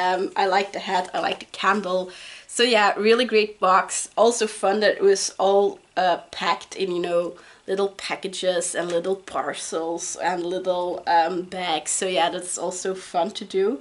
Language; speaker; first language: English; non-native, fluent; Dutch